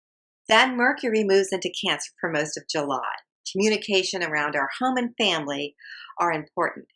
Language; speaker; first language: English; native; English